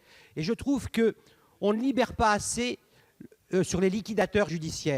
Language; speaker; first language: French; native; French